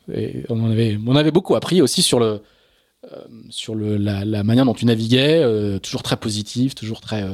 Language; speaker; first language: French; native; French